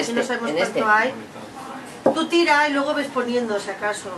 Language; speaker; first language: Spanish; native; Spanish